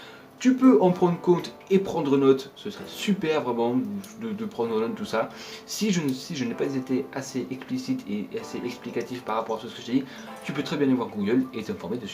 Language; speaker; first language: French; native; French